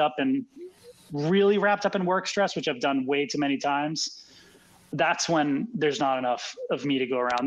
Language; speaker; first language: English; native; English